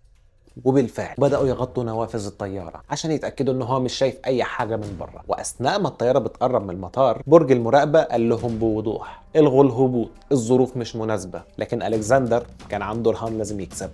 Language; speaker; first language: Arabic; native; Arabic